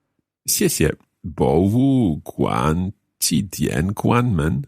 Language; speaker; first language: Chinese; non-native, learner; English